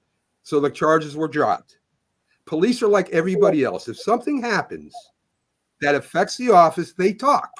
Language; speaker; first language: English; native; English